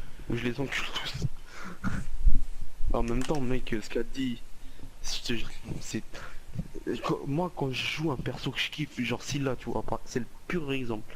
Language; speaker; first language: French; native; French